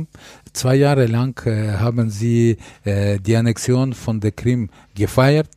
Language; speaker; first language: German; non-native, fluent; Ukrainian